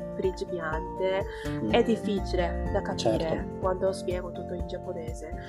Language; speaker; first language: Italian; non-native, learner; Japanese